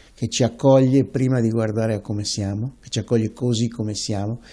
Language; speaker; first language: Italian; native; Italian